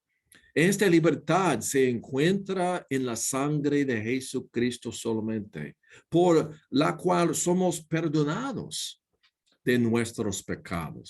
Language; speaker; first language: Spanish; non-native, learner; English